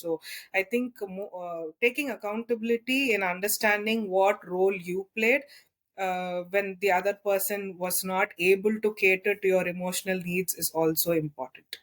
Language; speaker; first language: English; non-native, local second language; Tamil